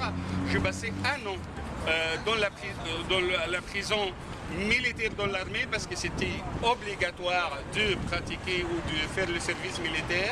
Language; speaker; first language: French; non-native, fluent; Arabic